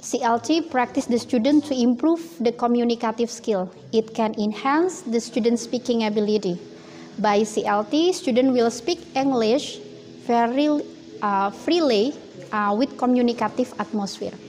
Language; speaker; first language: English; non-native, fluent; Indonesian